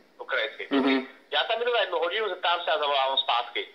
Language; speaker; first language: Czech; native; Czech